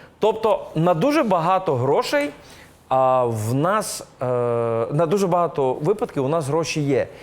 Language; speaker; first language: Ukrainian; native; Ukrainian